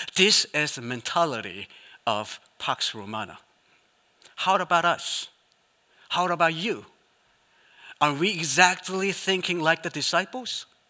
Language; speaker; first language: English; non-native, fluent; Korean